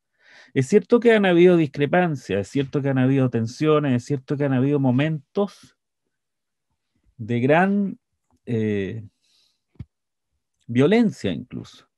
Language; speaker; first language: Spanish; native; Spanish